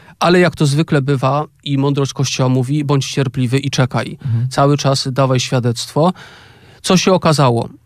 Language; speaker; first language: Polish; native; Polish